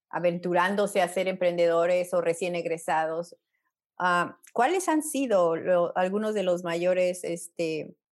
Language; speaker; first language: Spanish; native; Spanish